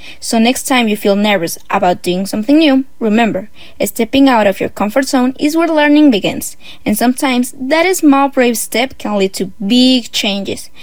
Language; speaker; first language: English; non-native, fluent; Spanish